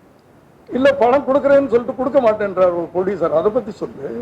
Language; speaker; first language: Tamil; native; Tamil